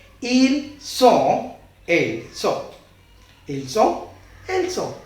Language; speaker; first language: French; non-native, fluent; Hindi